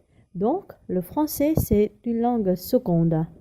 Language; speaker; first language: French; non-native, learner; Vietnamese